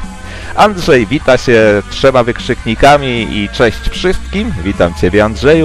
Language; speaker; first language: Polish; native; Polish